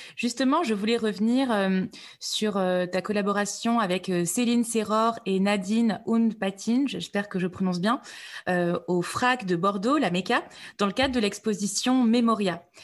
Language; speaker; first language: French; native; French